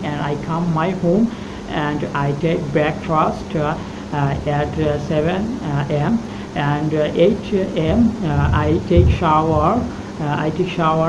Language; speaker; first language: English; non-native, learner; Bangla